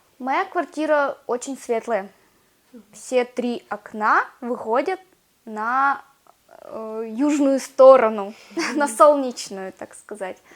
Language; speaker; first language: Russian; native; Russian